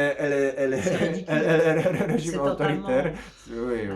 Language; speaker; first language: French; non-native, fluent; Polish